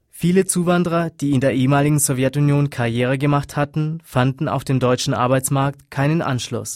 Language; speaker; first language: German; native; German